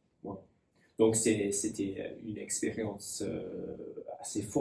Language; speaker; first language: French; non-native, fluent; English